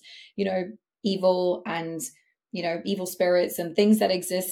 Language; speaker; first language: English; native; English